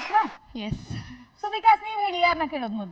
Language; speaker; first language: Kannada; native; Kannada